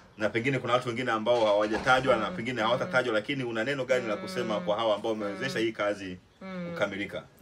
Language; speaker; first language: Swahili; native; Swahili